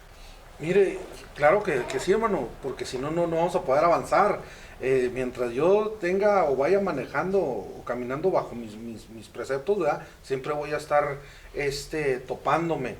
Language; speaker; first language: Spanish; native; Spanish